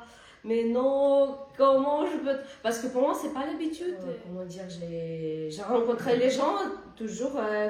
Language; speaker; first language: French; non-native, learner; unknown